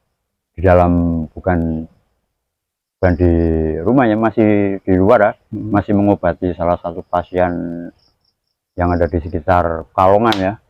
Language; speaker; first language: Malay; non-native, local second language; Javanese